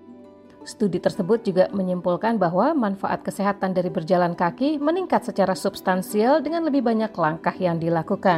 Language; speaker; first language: Indonesian; native; Indonesian